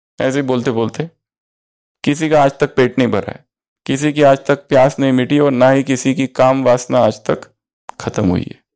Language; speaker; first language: Hindi; native; Hindi